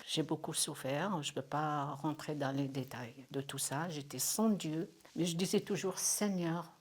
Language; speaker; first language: French; non-native, fluent; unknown